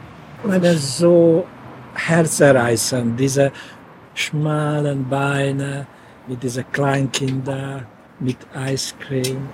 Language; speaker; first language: German; non-native, fluent; Hungarian